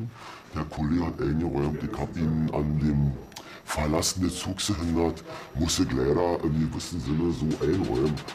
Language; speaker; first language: German; native; German